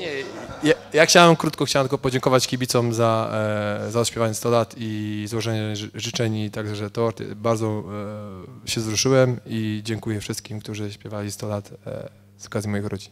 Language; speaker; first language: Polish; native; Polish